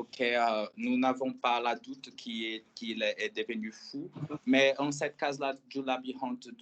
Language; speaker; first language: French; non-native, fluent; Portuguese